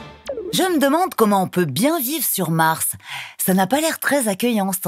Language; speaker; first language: French; native; French